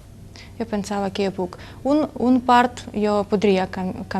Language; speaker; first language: Catalan; non-native, learner; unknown